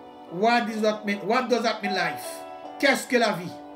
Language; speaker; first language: English; non-native, learner; Haitian Creole